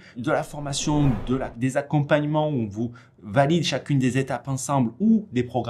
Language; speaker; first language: French; native; French